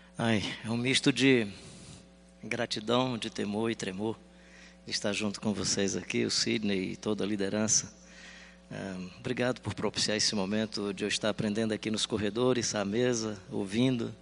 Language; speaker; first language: Portuguese; native; Portuguese